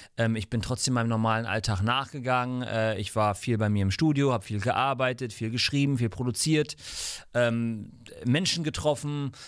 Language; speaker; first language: German; non-native, fluent; English